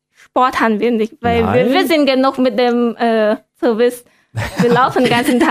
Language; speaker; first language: German; non-native, learner; Vietnamese